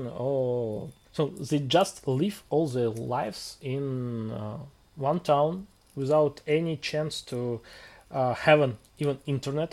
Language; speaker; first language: English; non-native, fluent; Russian